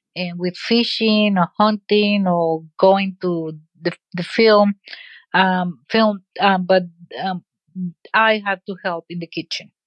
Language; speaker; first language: English; non-native, fluent; Spanish